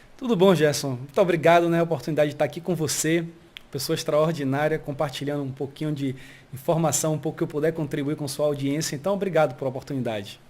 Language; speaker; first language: Portuguese; early bilingual, heritage; Portuguese